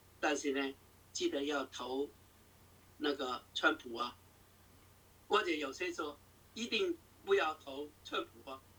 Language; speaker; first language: Chinese; non-native, local second language; Cantonese